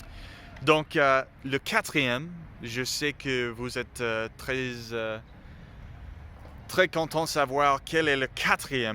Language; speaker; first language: French; non-native, learner; English